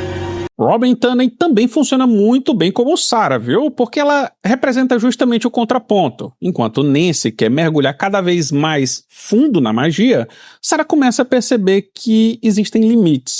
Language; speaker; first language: Portuguese; native; Portuguese